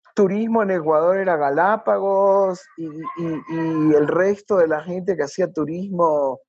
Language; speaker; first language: Spanish; native; Spanish